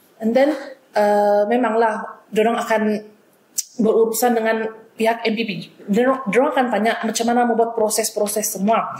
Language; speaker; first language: Malay; native; Malay